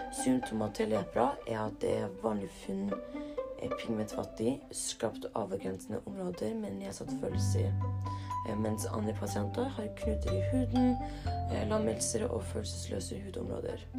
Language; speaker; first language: Norwegian; early bilingual, other home language; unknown